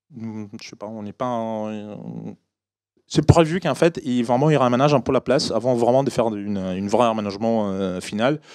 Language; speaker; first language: French; non-native, fluent; Italian